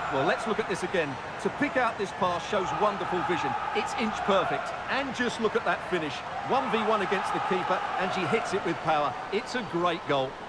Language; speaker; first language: English; native; English